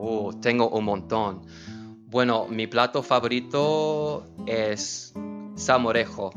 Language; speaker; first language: Spanish; non-native, learner; English